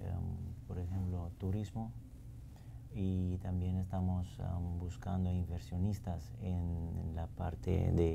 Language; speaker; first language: Spanish; non-native, fluent; Papiamento